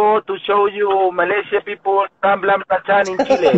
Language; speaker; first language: English; non-native, learner; Spanish